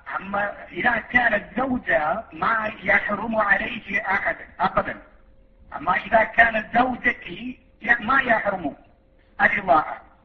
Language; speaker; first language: Arabic; non-native, learner; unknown